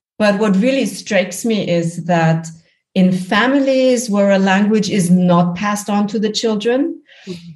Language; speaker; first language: English; non-native, fluent; German